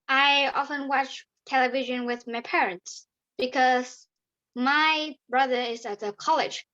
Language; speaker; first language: English; non-native, learner; Vietnamese